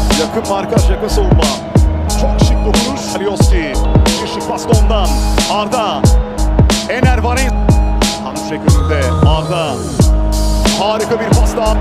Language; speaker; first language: Turkish; native; Turkish